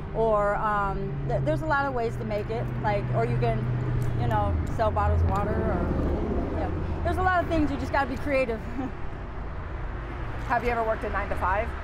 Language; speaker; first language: English; native; English